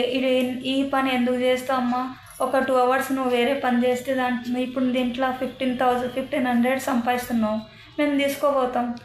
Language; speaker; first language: Telugu; non-native, local second language; Hindi